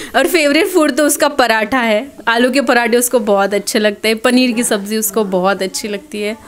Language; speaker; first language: Hindi; non-native, local second language; Marathi